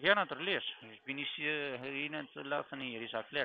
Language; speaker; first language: German; non-native, learner; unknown